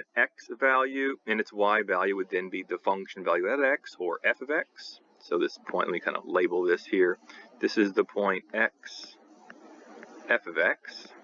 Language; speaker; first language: English; native; English